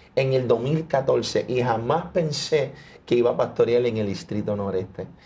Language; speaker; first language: Spanish; early bilingual, heritage; Spanish